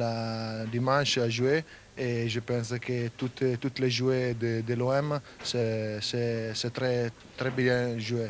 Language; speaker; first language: French; non-native, learner; Italian